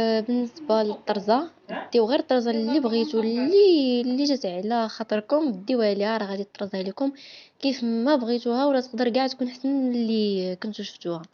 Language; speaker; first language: Arabic; native; Arabic